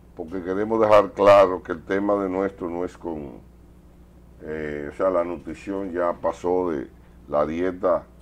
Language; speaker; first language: Spanish; native; Spanish